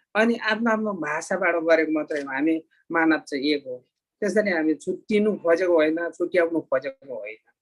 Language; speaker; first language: Nepali; non-native, local second language; Eastern Tamang